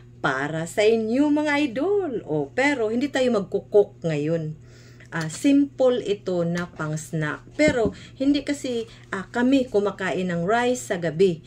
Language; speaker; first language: Filipino; non-native, local second language; Cebuano